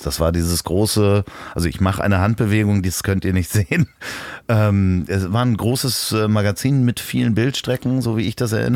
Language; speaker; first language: German; native; German